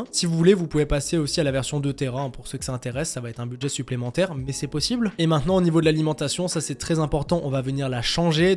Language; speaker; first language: French; native; French